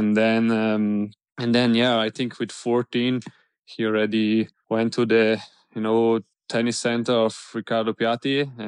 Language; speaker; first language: English; non-native, fluent; German